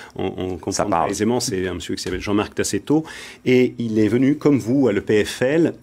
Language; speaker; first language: French; native; French